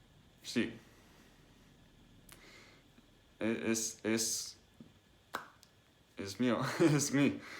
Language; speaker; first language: Spanish; non-native, learner; English